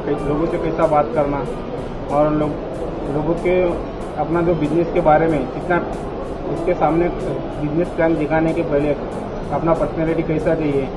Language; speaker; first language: Hindi; non-native, local second language; Marathi